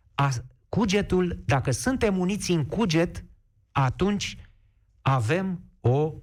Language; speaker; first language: Romanian; native; Romanian